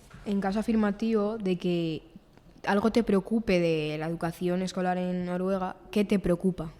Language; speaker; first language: Spanish; native; Spanish